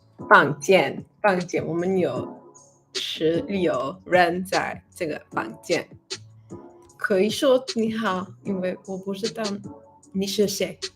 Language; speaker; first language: Chinese; non-native, learner; English